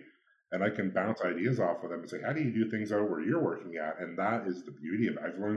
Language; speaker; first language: English; native; English